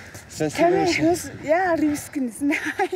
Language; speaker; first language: Russian; non-native, learner; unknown